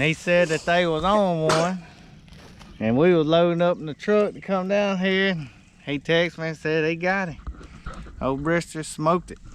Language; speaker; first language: English; native; English